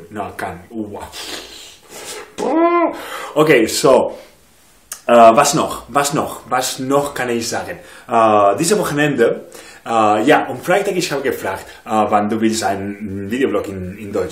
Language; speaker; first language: German; non-native, learner; English